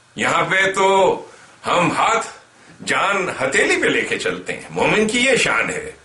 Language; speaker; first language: Urdu; native; Urdu